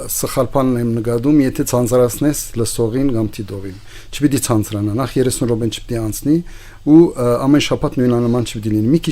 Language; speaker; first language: Armenian; early bilingual, heritage; Armenian